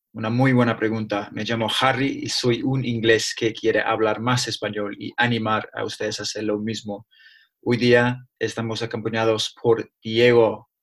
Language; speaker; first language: Spanish; non-native, learner; English